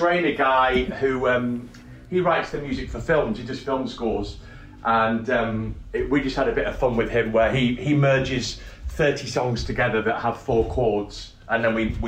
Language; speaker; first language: English; native; English